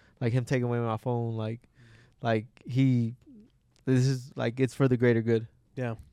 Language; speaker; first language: English; native; English